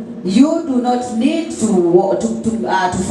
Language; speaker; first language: English; non-native, fluent; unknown